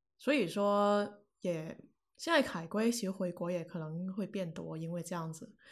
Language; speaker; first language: Chinese; non-native, local second language; Cantonese